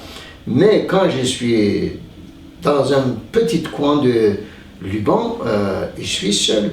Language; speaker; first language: French; non-native, learner; Turkish